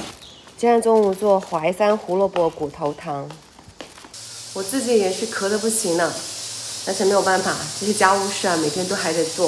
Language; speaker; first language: Chinese; native; Chinese